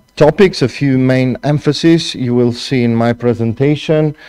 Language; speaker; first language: English; non-native, fluent; Bulgarian